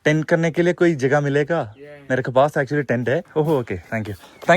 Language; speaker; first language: Hindi; non-native, local second language; Malayalam